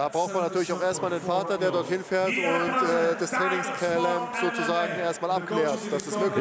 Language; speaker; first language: German; native; German